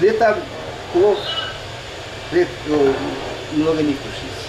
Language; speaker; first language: Russian; non-native, local second language; Uzbek